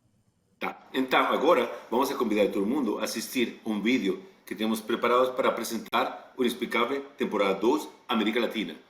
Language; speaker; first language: Portuguese; non-native, fluent; Spanish